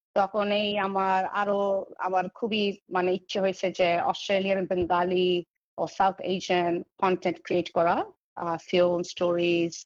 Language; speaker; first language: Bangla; early bilingual, heritage; Bangla